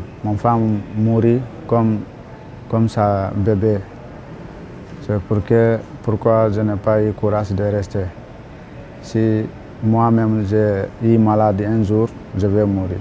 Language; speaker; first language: French; non-native, learner; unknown